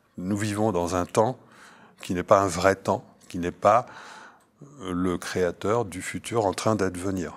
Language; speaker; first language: French; native; French